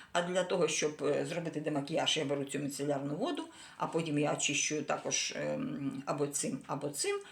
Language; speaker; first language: Ukrainian; non-native, local second language; Russian